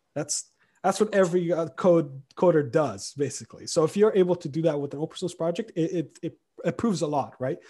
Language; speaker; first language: English; early bilingual, other home language; Romanian